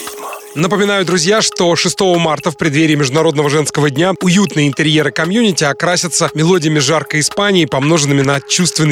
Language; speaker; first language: Russian; native; Russian